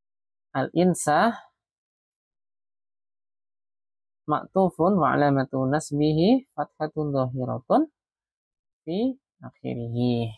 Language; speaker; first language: Arabic; non-native, fluent; Indonesian